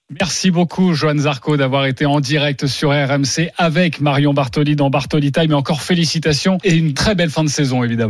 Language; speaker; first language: French; native; French